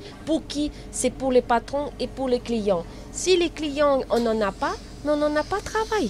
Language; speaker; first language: French; non-native, learner; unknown